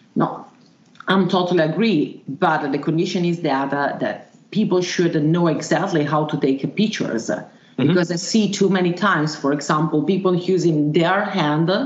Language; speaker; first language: English; non-native, fluent; Italian